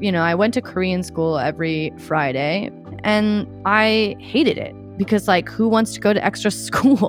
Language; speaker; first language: English; native; English